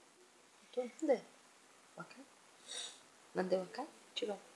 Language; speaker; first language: Spanish; non-native, learner; Portuguese